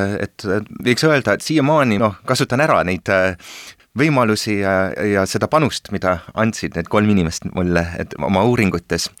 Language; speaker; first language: Estonian; early bilingual, heritage; Estonian